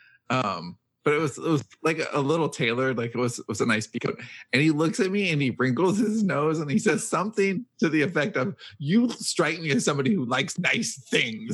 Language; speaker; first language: English; native; English